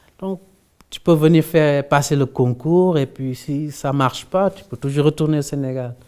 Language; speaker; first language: French; non-native, local second language; Wolof